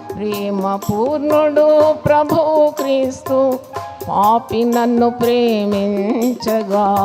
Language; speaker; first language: Telugu; non-native, fluent; Malayalam